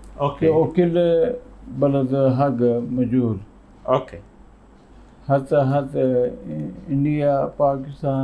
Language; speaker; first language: Arabic; non-native, learner; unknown